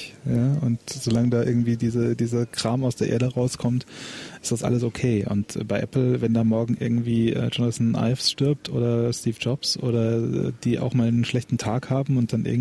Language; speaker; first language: German; native; German